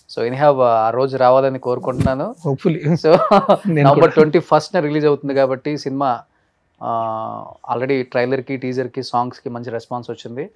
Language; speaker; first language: Telugu; native; Telugu